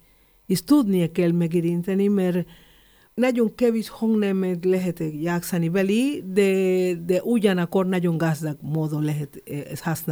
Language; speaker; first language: Hungarian; non-native, learner; Spanish